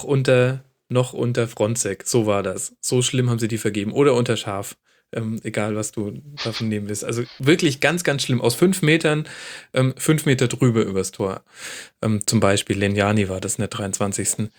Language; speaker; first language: German; native; German